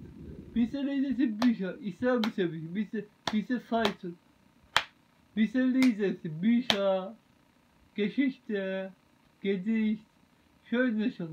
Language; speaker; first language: German; non-native, learner; Turkish